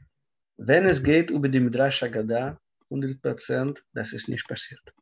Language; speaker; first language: German; non-native, fluent; Russian